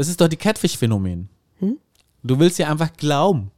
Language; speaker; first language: German; non-native, fluent; Indonesian